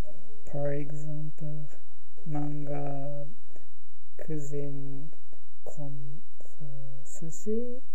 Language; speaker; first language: French; non-native, learner; Japanese